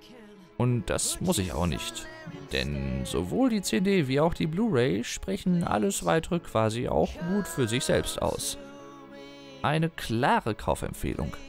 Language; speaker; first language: German; native; German